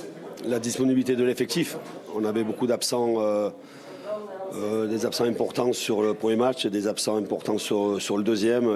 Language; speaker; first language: French; native; French